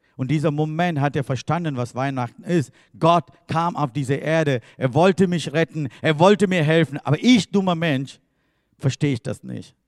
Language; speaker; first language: German; non-native, fluent; Tamil